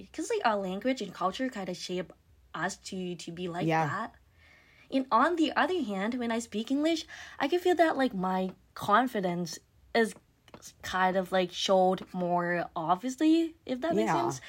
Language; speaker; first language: English; non-native, fluent; Thai